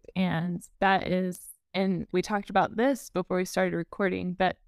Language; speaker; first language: English; native; English